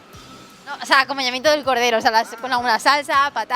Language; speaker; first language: Spanish; native; Spanish